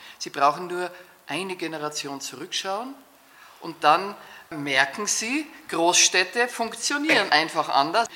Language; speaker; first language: German; native; German